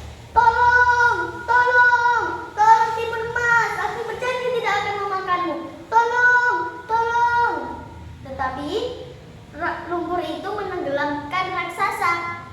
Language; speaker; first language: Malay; non-native, local second language; Javanese